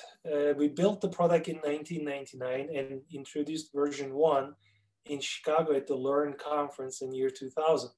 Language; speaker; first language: English; non-native, fluent; Turkish